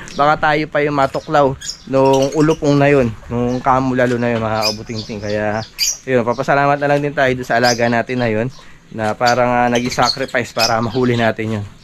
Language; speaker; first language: Filipino; non-native, local second language; Pampanga